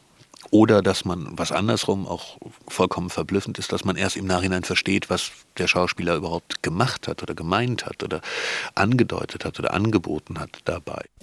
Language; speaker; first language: German; native; German